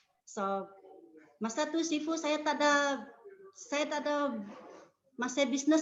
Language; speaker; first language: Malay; non-native, local second language; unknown